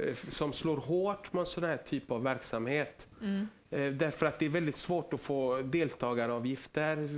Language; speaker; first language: Swedish; early bilingual, other home language; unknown